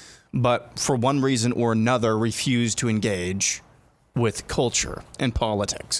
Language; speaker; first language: English; native; English